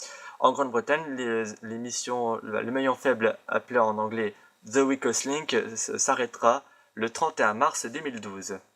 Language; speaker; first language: French; native; French